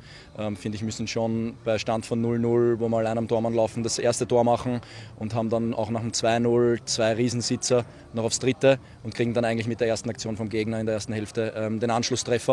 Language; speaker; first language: German; native; German